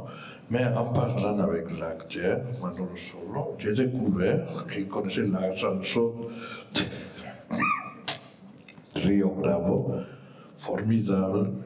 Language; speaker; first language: French; non-native, fluent; Spanish